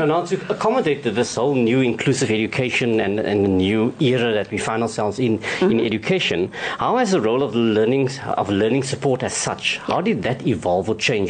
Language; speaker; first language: English; non-native, local second language; Afrikaans